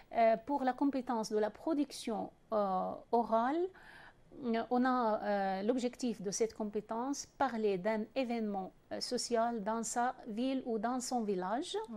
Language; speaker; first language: French; non-native, fluent; Arabic